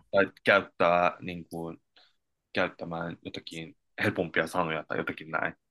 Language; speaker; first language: Finnish; non-native, fluent; Korean